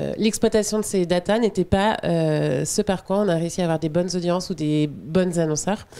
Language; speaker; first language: French; native; French